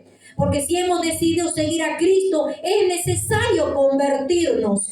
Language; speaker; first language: Spanish; native; Spanish